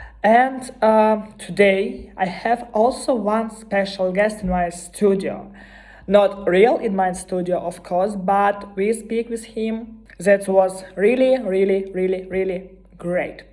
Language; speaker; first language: English; non-native, learner; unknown